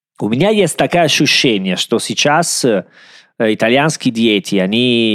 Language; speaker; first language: Russian; non-native, learner; Italian